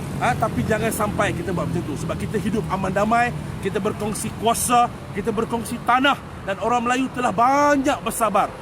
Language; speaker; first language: Malay; native; Malay